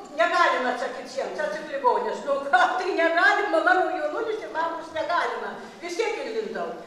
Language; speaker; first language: Lithuanian; native; Lithuanian